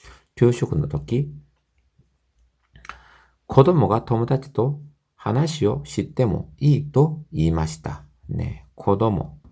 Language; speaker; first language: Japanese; non-native, fluent; Korean